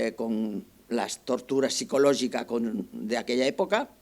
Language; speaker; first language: Spanish; non-native, local second language; Catalan